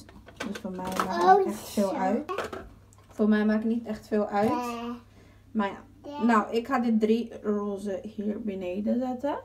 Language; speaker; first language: Dutch; early bilingual, other home language; Portuguese